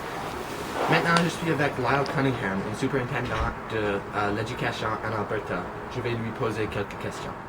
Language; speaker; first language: French; non-native, local second language; English